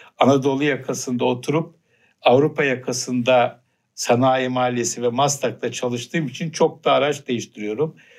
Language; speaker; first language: Turkish; native; Turkish